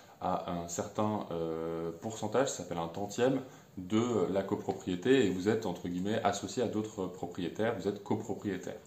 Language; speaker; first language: French; native; French